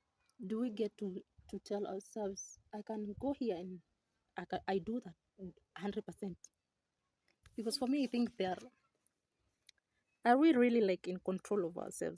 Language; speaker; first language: English; non-native, local second language; Swahili